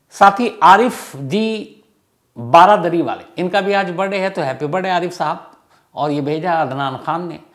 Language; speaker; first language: Hindi; native; Hindi